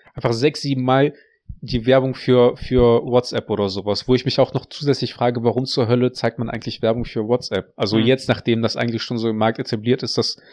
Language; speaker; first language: German; early bilingual, other home language; Russian